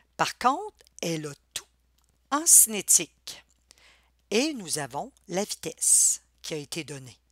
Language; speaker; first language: French; native; French